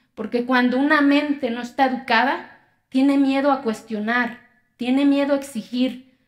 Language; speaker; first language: Spanish; non-native, local second language; Zapotec